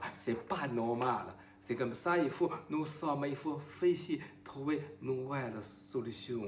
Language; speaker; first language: French; non-native, learner; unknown